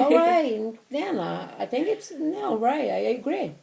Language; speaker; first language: English; non-native, learner; Portuguese